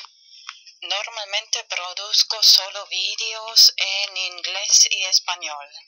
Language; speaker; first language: Spanish; non-native, fluent; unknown